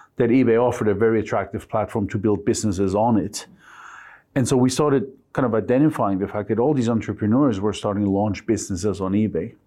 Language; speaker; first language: English; non-native, fluent; Spanish